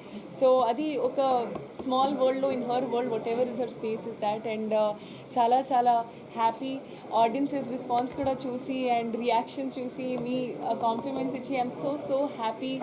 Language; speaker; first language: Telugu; non-native, learner; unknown